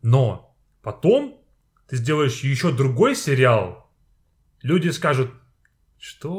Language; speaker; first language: Russian; non-native, fluent; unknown